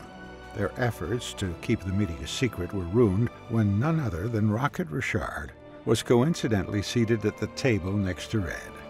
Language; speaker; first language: English; native; English